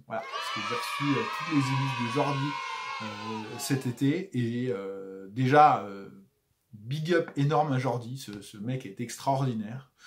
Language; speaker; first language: French; native; French